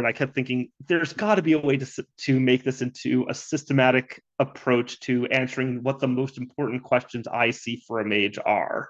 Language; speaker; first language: English; native; English